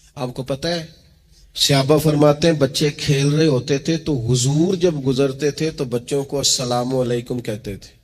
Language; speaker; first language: Urdu; non-native, local second language; Punjabi